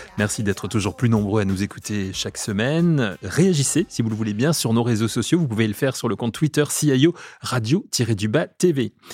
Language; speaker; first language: French; native; French